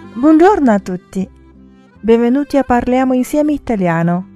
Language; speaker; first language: Italian; non-native, fluent; Chinese